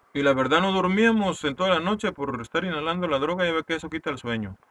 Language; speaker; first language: Spanish; native; Spanish